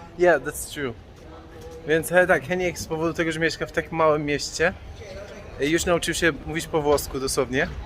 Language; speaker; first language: Polish; non-native, fluent; Persian